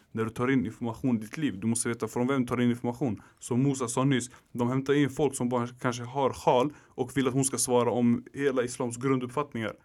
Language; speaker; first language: Swedish; early bilingual, other home language; Arabic